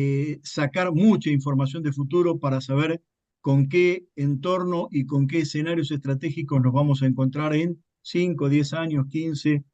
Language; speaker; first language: Spanish; native; Spanish